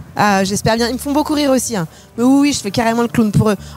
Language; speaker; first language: French; native; French